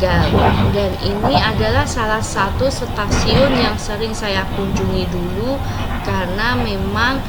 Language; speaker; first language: Indonesian; non-native, local second language; Javanese